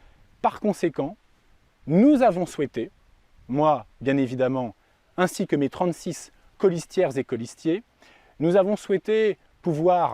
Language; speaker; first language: French; native; French